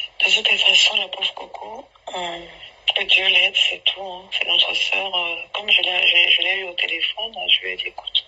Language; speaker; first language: French; non-native, local second language; Basaa